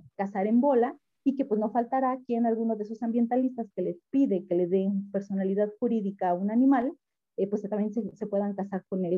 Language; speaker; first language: Spanish; native; Spanish